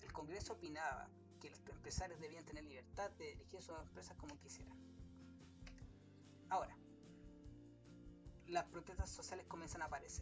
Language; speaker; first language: Spanish; native; Spanish